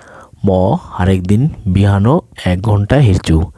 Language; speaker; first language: Nepali; non-native, local second language; Bangla